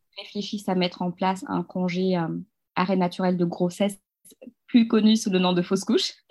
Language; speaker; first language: French; non-native, local second language; Fula